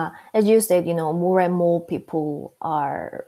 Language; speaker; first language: English; non-native, fluent; Korean